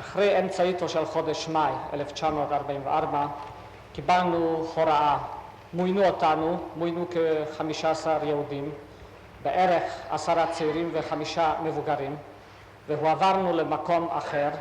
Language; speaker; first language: Hebrew; non-native, fluent; Hungarian